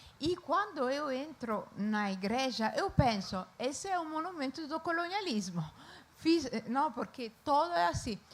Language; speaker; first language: Portuguese; non-native, fluent; Italian